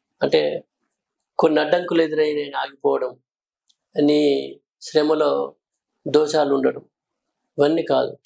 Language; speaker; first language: Telugu; native; Telugu